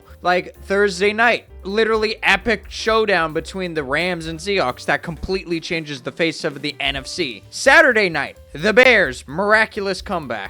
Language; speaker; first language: English; native; English